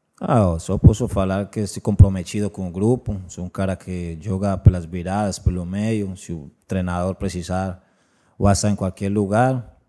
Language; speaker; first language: Portuguese; non-native, learner; Spanish